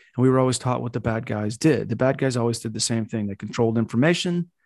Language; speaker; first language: English; native; English